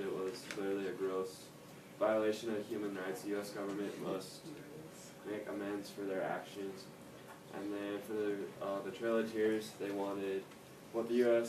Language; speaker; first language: English; native; English